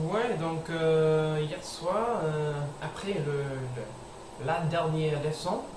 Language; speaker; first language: French; non-native, learner; English